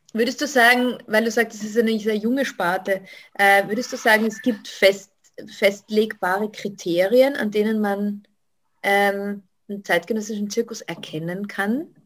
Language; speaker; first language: German; native; German